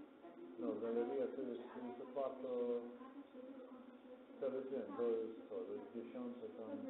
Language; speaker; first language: Polish; non-native, learner; Croatian